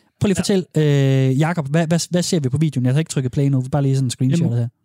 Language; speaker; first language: Danish; native; Danish